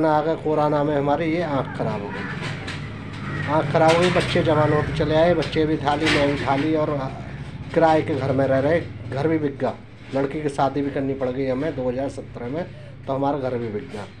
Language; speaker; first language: Hindi; native; Hindi